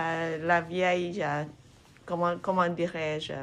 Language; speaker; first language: French; non-native, learner; English